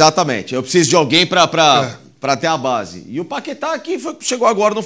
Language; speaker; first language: Portuguese; native; Portuguese